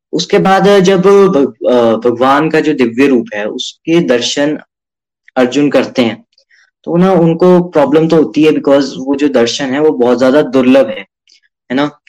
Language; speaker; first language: Hindi; native; Hindi